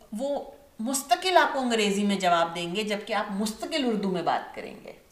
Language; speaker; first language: Urdu; native; Urdu